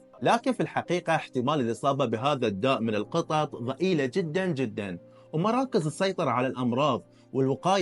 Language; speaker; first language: Arabic; native; Arabic